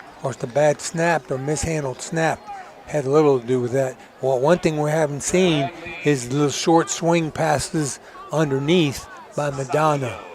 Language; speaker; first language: English; native; English